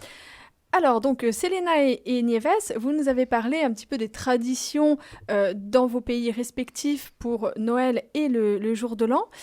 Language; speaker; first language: French; native; French